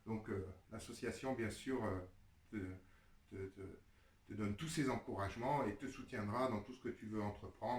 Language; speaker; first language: French; native; French